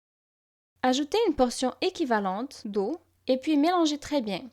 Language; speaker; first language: French; native; French